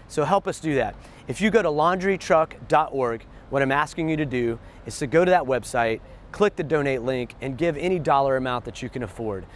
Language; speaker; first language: English; native; English